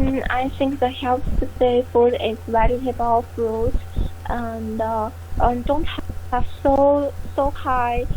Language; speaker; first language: English; non-native, learner; Chinese